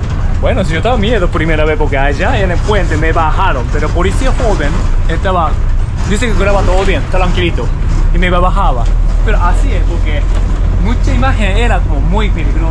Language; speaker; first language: Spanish; non-native, learner; Japanese